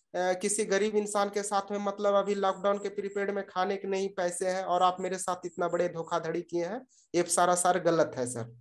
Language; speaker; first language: Hindi; native; Hindi